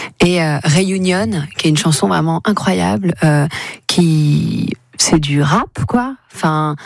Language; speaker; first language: French; native; French